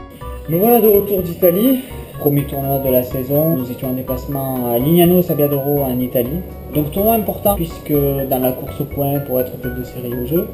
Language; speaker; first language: French; native; French